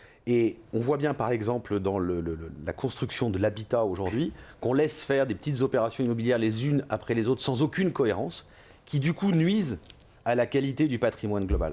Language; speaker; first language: French; native; French